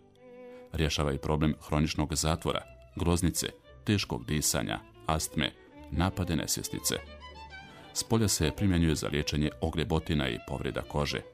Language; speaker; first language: Croatian; native; Croatian